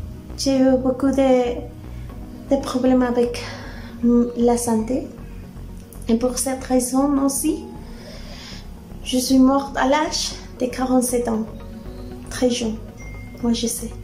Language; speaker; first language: French; non-native, fluent; Spanish